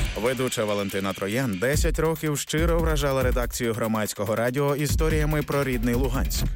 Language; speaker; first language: Ukrainian; native; Ukrainian